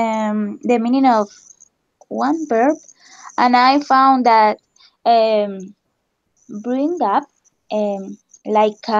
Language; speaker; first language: English; non-native, learner; Spanish